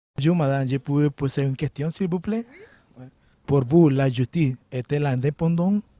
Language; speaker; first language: French; non-native, learner; Spanish